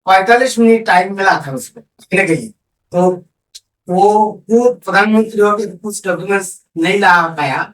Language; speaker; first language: Hindi; non-native, local second language; Bangla